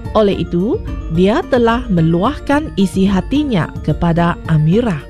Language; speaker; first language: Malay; non-native, local second language; Chinese